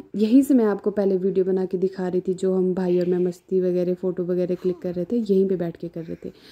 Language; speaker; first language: Hindi; non-native, local second language; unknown